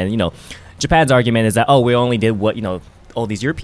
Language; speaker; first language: English; non-native, local second language; Japanese